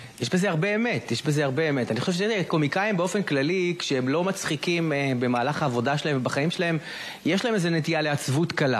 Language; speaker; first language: Hebrew; native; Hebrew